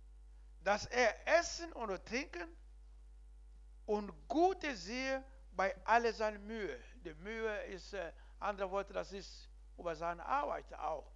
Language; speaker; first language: German; non-native, learner; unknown